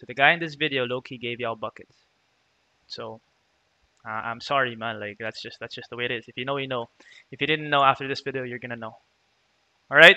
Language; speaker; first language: English; non-native, local second language; Filipino